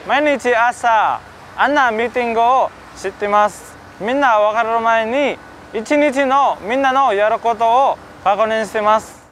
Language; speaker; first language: Japanese; non-native, learner; Filipino